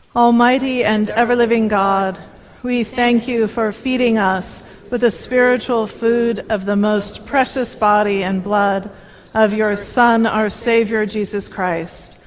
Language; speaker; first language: English; native; English